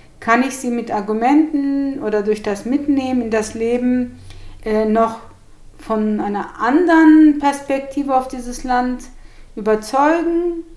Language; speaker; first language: German; early bilingual, other home language; Turkish